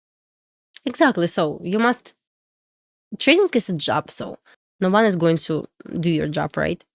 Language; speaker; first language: English; non-native, fluent; Russian